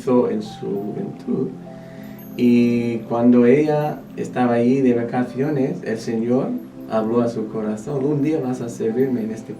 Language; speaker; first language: Spanish; non-native, fluent; English